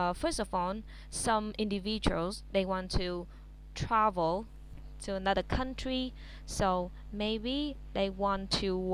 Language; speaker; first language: English; non-native, fluent; Vietnamese